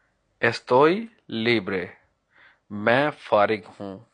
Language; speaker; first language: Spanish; non-native, fluent; Urdu